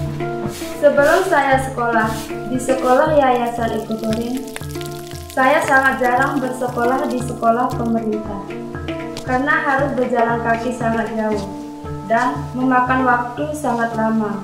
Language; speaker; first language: Indonesian; non-native, local second language; Balinese